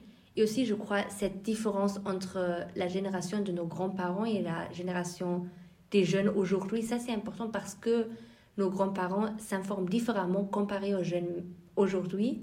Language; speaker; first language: French; non-native, fluent; German